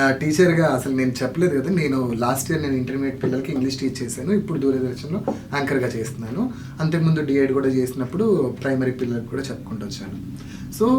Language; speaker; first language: Telugu; non-native, local second language; Lambadi